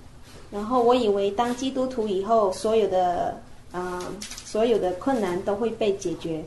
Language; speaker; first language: Chinese; native; Chinese